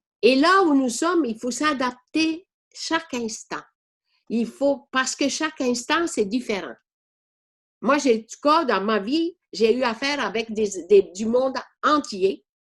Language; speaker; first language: French; non-native, fluent; Italian